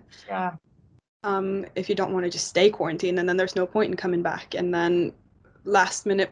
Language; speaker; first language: English; non-native, fluent; Norwegian